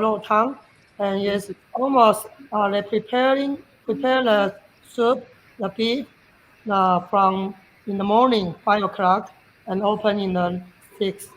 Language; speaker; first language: English; non-native, learner; Chinese